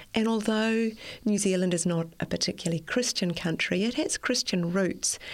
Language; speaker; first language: English; native; English